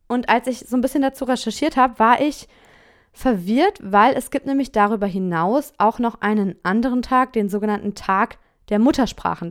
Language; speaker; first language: German; native; German